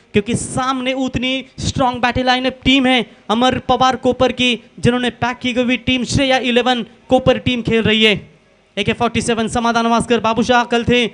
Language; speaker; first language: Hindi; non-native, local second language; Marathi